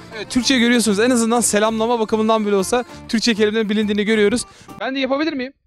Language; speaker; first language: Turkish; native; Turkish